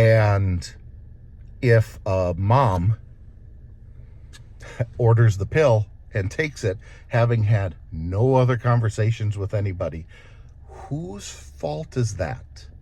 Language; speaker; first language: English; native; English